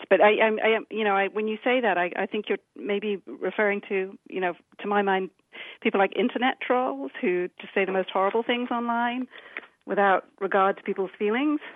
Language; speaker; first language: English; native; English